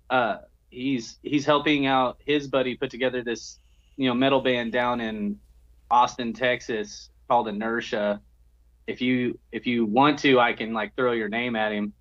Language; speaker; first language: English; native; English